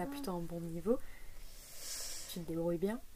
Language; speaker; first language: French; native; French